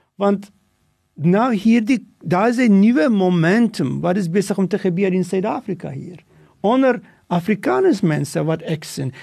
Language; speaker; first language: Afrikaans; non-native, local second language; English